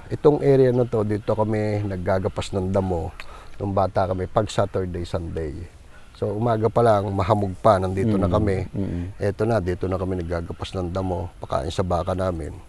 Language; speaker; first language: Filipino; native; Filipino